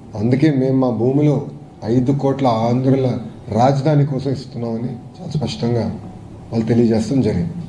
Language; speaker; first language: Telugu; native; Telugu